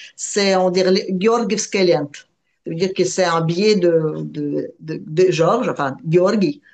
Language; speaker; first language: French; non-native, fluent; Russian